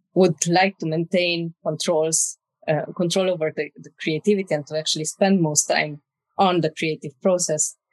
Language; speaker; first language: English; non-native, fluent; Romanian